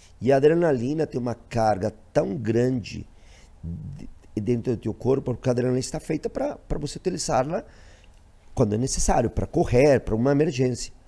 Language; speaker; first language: Portuguese; non-native, fluent; Spanish